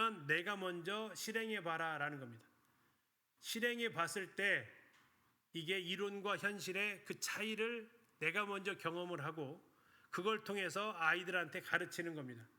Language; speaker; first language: Korean; native; Korean